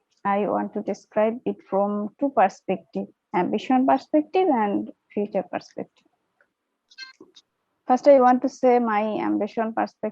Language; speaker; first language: English; non-native, learner; Bangla